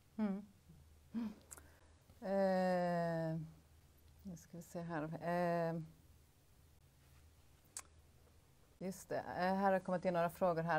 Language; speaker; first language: Swedish; native; Swedish